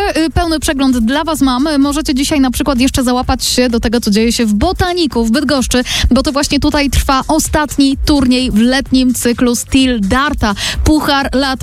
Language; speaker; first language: Polish; native; Polish